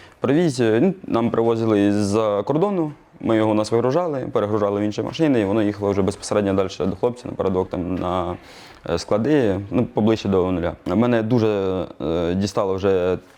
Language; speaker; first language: Ukrainian; native; Ukrainian